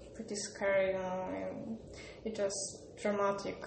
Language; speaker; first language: English; non-native, learner; Polish